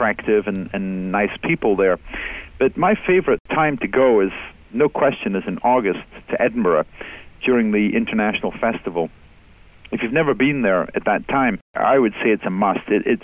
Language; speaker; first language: English; native; English